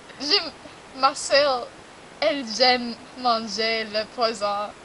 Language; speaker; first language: French; non-native, learner; English